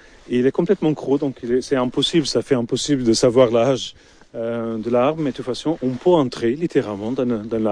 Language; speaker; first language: French; non-native, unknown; Portuguese